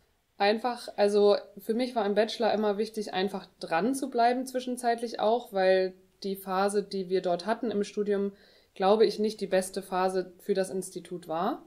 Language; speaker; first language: German; native; German